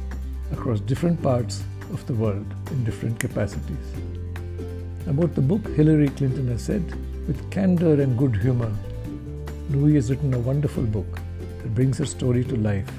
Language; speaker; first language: English; non-native, local second language; Kannada